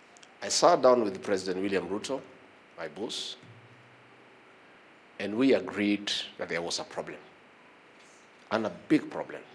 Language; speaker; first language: English; non-native, local second language; Kikuyu